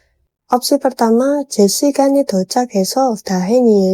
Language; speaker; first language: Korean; non-native, fluent; Indonesian